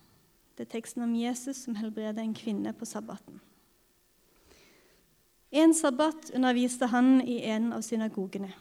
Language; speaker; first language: Norwegian; native; Norwegian